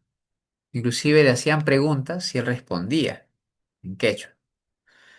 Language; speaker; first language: Spanish; native; Spanish